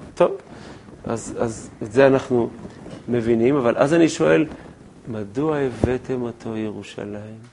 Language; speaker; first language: Hebrew; native; Hebrew